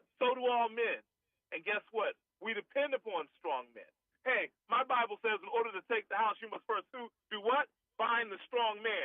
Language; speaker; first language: English; native; English